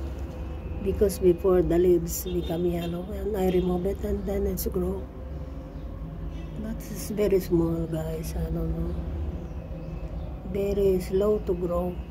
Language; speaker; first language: English; non-native, learner; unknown